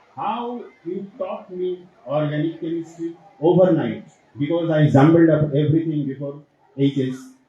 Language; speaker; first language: English; non-native, local second language; Bangla